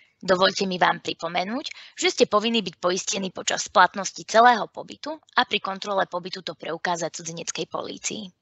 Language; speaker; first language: Slovak; native; Slovak